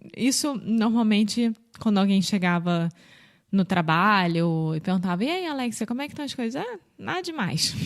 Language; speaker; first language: Portuguese; native; Portuguese